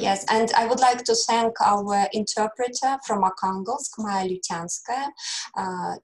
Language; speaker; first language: English; non-native, fluent; Russian